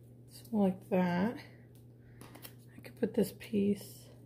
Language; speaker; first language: English; early bilingual, other home language; Spanish